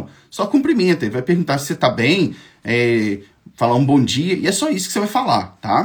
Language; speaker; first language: Portuguese; native; Portuguese